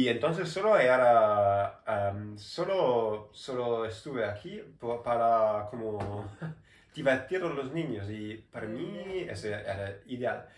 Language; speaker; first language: Spanish; non-native, learner; German